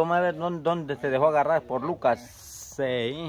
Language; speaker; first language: Spanish; native; Spanish